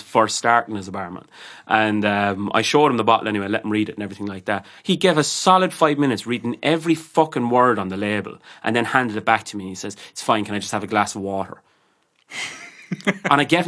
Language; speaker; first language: English; native; English